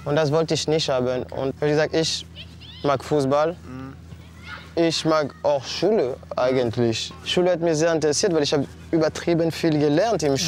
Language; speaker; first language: German; non-native, fluent; French